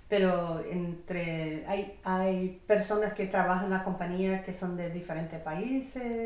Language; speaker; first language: Spanish; non-native, fluent; English